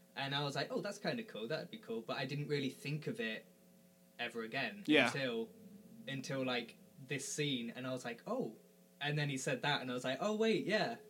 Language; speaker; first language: English; native; English